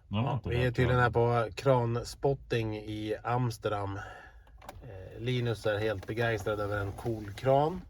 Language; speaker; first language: Swedish; native; Swedish